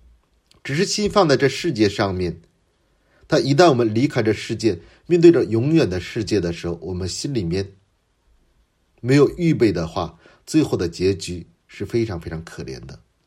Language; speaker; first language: Chinese; non-native, fluent; Korean